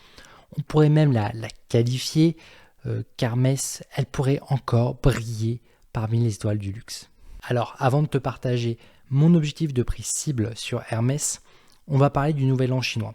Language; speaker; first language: French; native; French